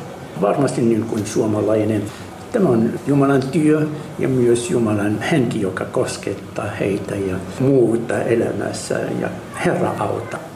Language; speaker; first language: Finnish; non-native, fluent; Arabic